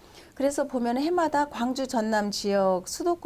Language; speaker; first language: Korean; native; Korean